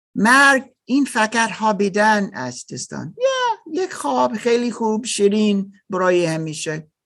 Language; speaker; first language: Persian; non-native, learner; German